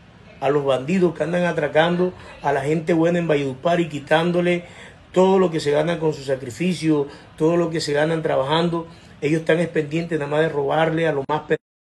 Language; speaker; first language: Spanish; native; Spanish